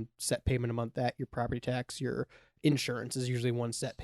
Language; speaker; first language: English; native; English